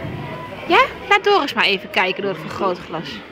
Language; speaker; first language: Dutch; native; Dutch